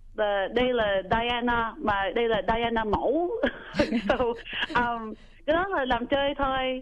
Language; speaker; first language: Vietnamese; early bilingual, heritage; Vietnamese